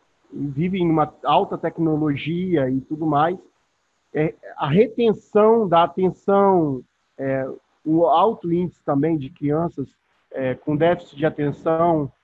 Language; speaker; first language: Portuguese; native; Portuguese